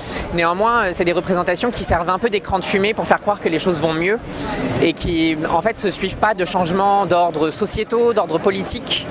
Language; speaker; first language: French; native; French